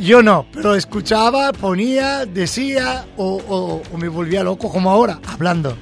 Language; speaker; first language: Spanish; non-native, fluent; Italian